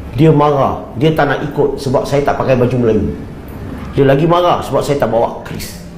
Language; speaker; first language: Malay; non-native, local second language; Chinese